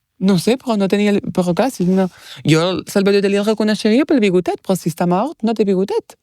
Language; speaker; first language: Catalan; native; Catalan